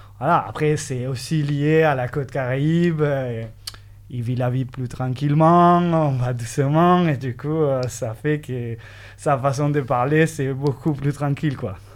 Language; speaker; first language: French; non-native, fluent; Spanish